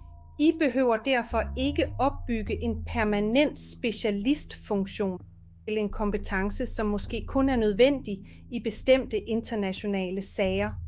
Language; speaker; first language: Danish; non-native, fluent; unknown